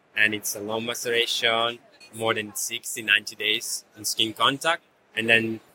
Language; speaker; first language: English; non-native, fluent; Italian